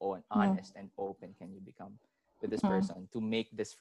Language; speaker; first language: English; non-native, local second language; Filipino